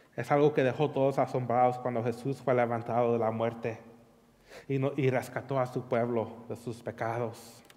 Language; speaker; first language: Spanish; early bilingual, heritage; Spanish